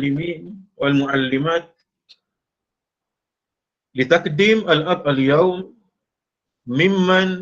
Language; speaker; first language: Arabic; non-native, fluent; Malay